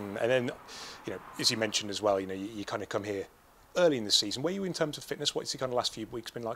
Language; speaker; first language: English; native; English